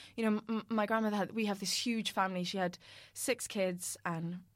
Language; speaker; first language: English; native; English